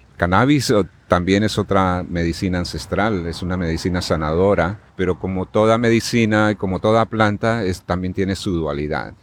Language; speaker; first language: Spanish; native; Spanish